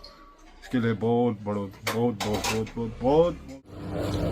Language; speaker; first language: Hindi; non-native, local second language; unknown